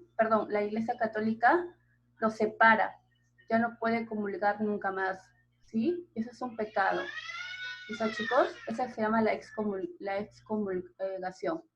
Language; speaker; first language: Spanish; native; Spanish